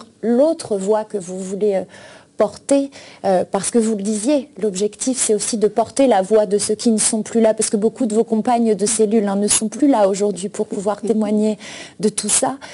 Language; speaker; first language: French; native; French